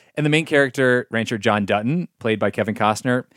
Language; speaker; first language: English; native; English